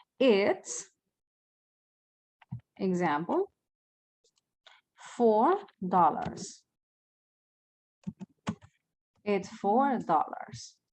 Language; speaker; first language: English; non-native, fluent; Spanish